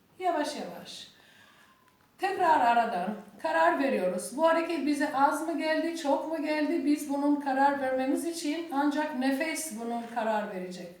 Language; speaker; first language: Turkish; non-native, learner; Albanian